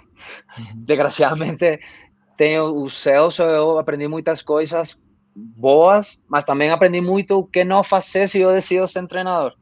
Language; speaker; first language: Portuguese; non-native, fluent; Spanish